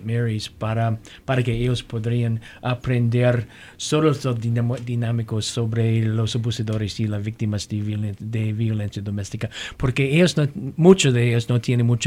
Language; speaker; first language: Spanish; non-native, learner; English